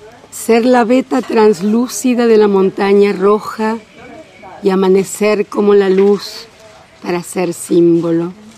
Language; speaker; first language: Spanish; native; Spanish